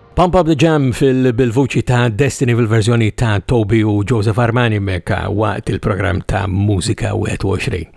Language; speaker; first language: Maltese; native; Maltese